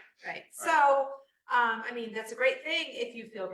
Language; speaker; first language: English; native; English